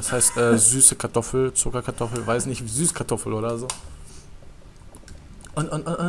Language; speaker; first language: German; native; German